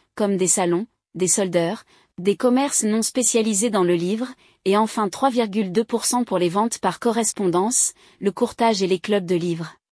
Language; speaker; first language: French; native; French